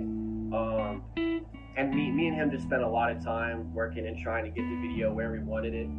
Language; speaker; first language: English; native; English